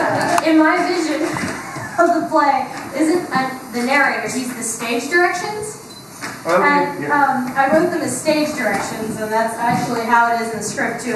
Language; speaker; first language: English; native; English